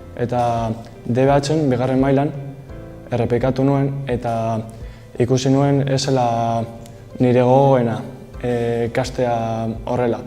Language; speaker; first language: Basque; non-native, local second language; Spanish